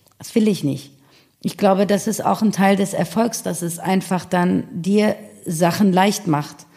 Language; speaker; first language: German; early bilingual, other home language; Persian